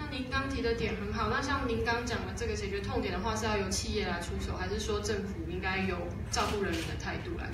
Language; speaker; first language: Chinese; native; Chinese